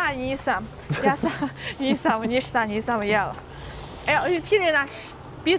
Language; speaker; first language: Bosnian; non-native, learner; Chinese